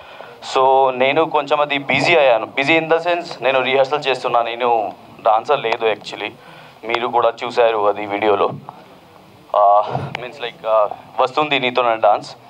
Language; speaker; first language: Telugu; non-native, local second language; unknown